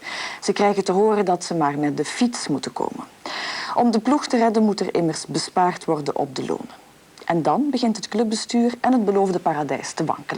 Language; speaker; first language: Dutch; native; Dutch